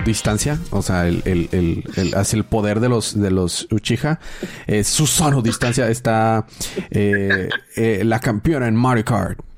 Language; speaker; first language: Spanish; native; Spanish